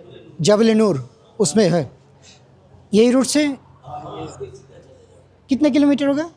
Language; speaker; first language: Hindi; non-native, local second language; Bangla